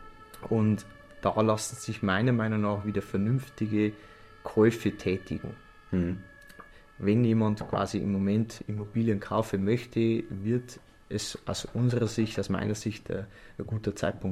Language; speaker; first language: German; native; German